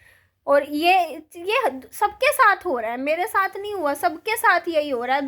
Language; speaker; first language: Hindi; native; Hindi